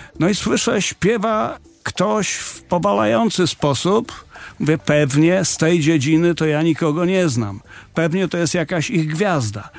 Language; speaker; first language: Polish; native; Polish